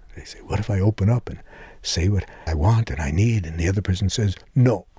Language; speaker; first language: English; native; English